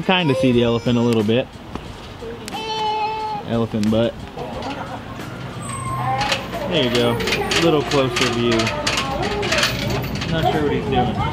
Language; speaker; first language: English; native; English